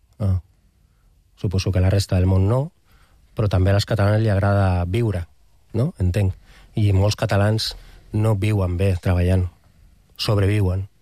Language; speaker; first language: Catalan; non-native, local second language; Spanish